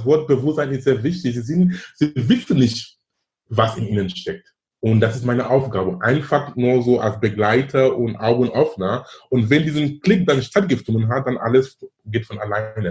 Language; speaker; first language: German; non-native, fluent; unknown